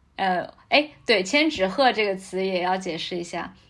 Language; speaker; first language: Chinese; native; Chinese